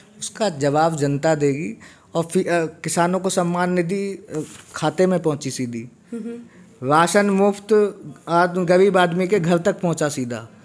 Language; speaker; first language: Hindi; native; Hindi